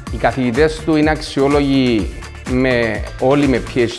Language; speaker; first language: Greek; native; Greek